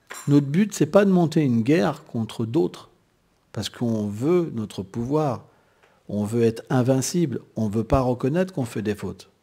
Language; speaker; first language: French; native; French